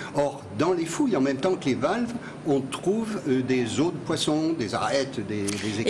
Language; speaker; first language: French; native; French